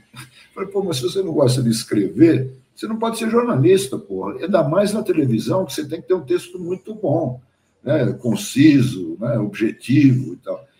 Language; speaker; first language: Portuguese; early bilingual, other home language; German